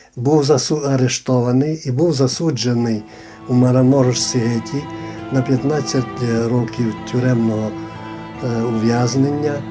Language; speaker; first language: Ukrainian; native; Ukrainian